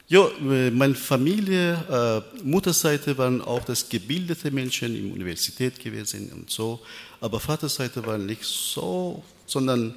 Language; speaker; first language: German; non-native, learner; Persian